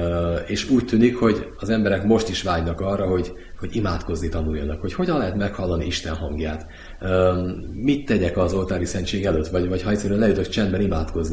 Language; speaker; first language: Hungarian; native; Hungarian